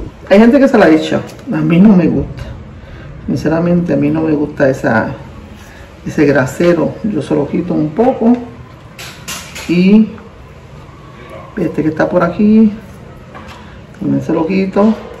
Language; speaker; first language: Spanish; native; Spanish